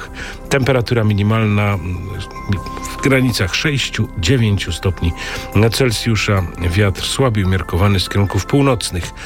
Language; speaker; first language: Polish; native; Polish